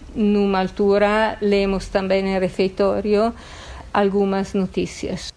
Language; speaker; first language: Portuguese; non-native, fluent; Italian